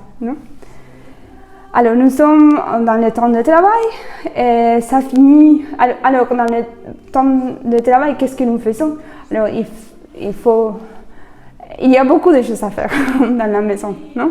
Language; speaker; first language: French; non-native, fluent; Spanish